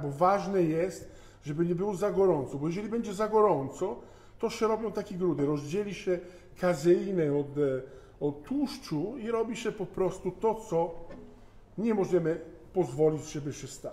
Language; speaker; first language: Polish; non-native, fluent; Italian